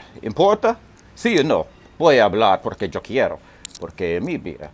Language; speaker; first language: Spanish; non-native, learner; English